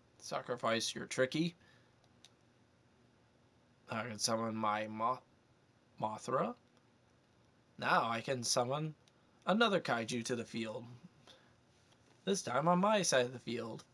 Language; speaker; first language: English; native; English